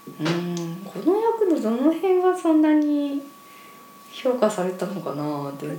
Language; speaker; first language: Japanese; native; Japanese